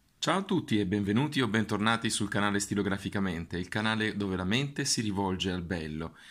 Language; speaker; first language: Italian; native; Italian